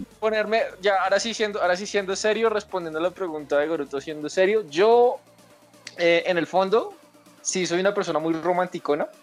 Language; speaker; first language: Spanish; native; Spanish